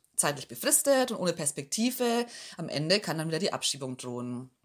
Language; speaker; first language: German; native; German